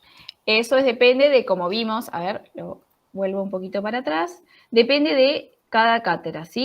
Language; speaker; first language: Spanish; native; Spanish